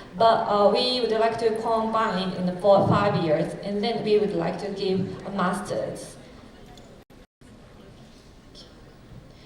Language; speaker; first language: English; non-native, fluent; Japanese